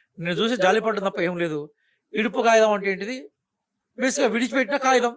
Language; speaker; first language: Telugu; native; Telugu